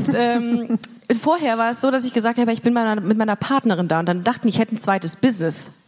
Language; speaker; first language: German; native; German